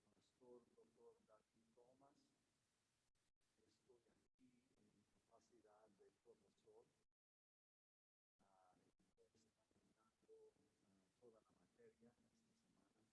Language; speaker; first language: Spanish; non-native, fluent; English